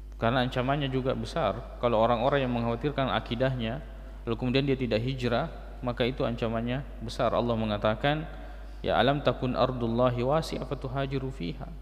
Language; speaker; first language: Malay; non-native, local second language; Buginese